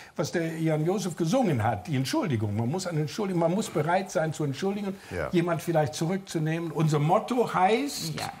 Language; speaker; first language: German; non-native, fluent; English